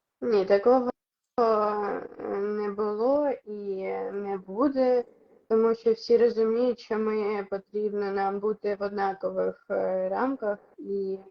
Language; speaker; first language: Ukrainian; non-native, local second language; Russian